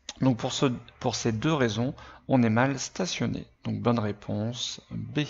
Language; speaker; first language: French; native; French